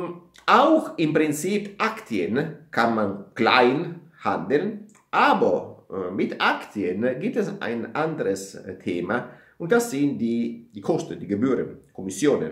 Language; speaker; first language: German; non-native, fluent; Italian